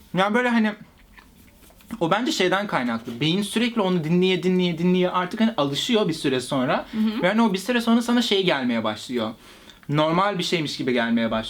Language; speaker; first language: Turkish; native; Turkish